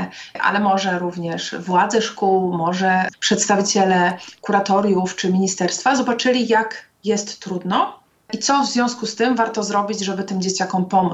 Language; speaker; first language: Polish; native; Polish